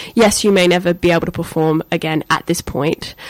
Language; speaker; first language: English; native; English